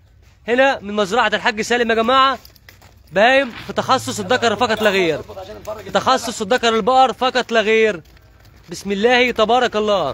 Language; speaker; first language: Arabic; native; Arabic